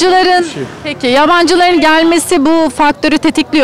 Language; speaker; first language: Turkish; native; Turkish